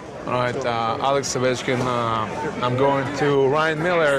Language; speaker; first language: English; non-native, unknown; Russian